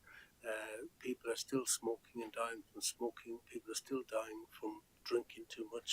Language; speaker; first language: English; native; English